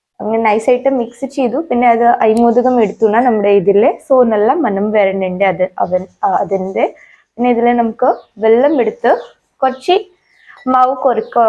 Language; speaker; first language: Malayalam; non-native, local second language; Hindi